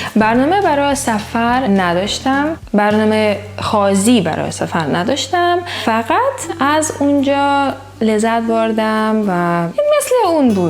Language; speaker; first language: Persian; non-native, learner; Russian